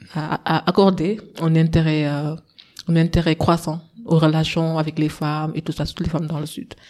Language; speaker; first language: French; non-native, local second language; Wolof